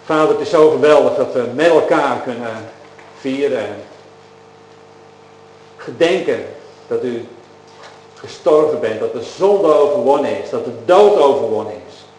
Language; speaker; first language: Dutch; native; Dutch